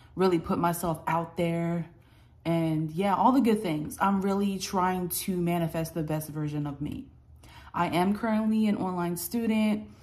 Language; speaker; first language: English; native; English